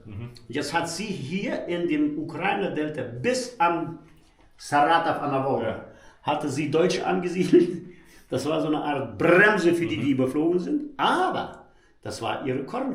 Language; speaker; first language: German; early bilingual, heritage; German